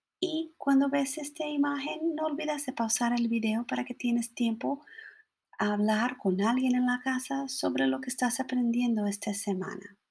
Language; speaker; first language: Spanish; non-native, fluent; English